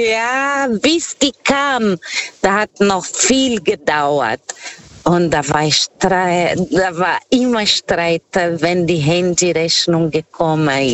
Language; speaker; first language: German; non-native, fluent; Portuguese